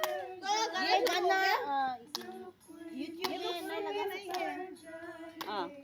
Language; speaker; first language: Hindi; non-native, local second language; Rongmei Naga